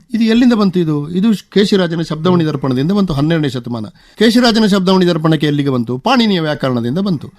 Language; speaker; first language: Kannada; non-native, local second language; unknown